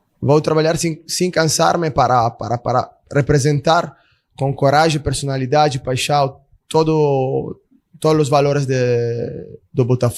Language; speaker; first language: Portuguese; non-native, fluent; Italian